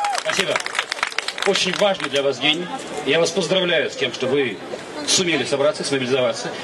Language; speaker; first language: Russian; non-native, local second language; Georgian